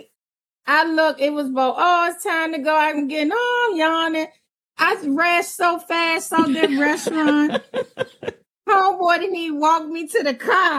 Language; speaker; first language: English; native; English